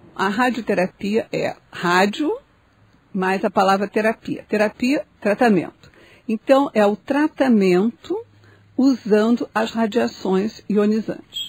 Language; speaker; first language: Portuguese; native; Portuguese